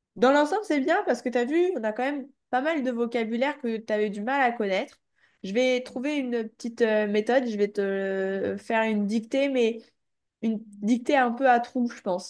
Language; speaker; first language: French; native; French